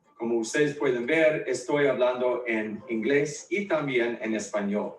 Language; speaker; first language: Spanish; non-native, learner; English